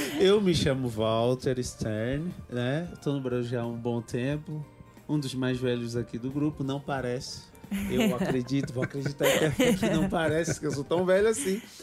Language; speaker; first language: Portuguese; native; Portuguese